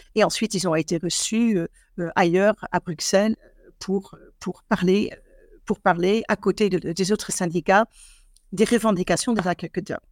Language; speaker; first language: French; non-native, fluent; Dutch